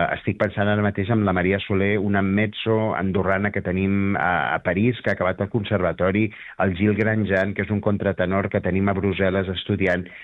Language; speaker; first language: Catalan; native; Catalan